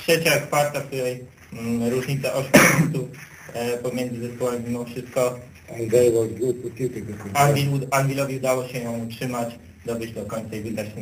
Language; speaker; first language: Polish; native; Polish